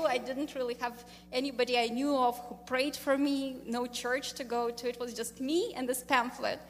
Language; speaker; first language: English; non-native, fluent; Russian